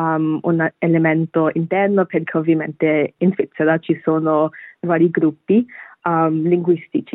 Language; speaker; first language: Italian; non-native, fluent; Bangla